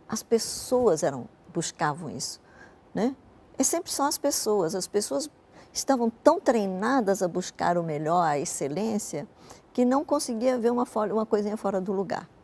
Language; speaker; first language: Portuguese; early bilingual, other home language; Japanese